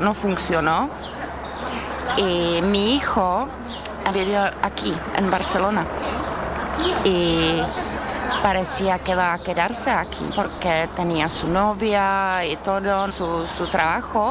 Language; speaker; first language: Spanish; non-native, learner; Czech